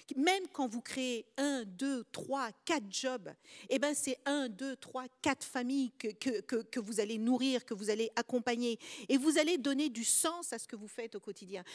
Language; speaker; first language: French; early bilingual, other home language; Kabuverdianu